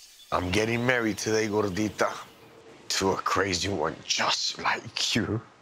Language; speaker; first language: English; early bilingual, other home language; Spanish